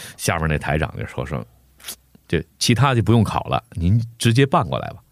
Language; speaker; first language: Chinese; native; Chinese